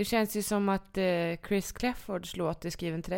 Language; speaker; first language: Swedish; native; Swedish